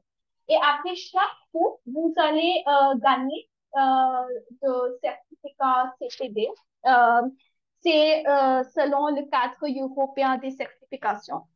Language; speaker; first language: French; non-native, learner; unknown